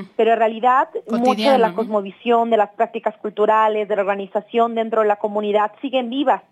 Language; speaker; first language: Spanish; native; Spanish